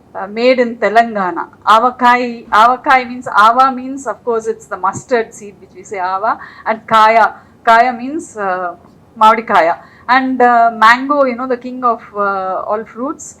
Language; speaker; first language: English; non-native, local second language; Telugu